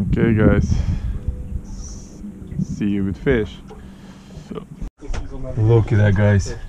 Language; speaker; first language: English; non-native, learner; Ukrainian